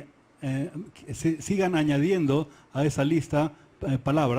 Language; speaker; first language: Spanish; native; Spanish